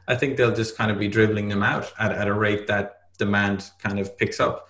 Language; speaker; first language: English; native; English